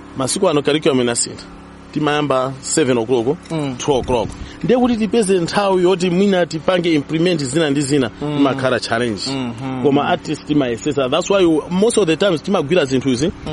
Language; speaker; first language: Nyanja; non-native, local second language; Tumbuka